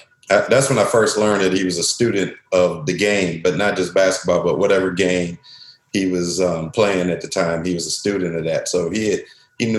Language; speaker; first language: English; native; English